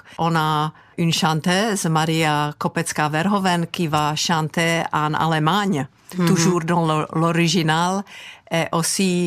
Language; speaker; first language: French; non-native, fluent; Czech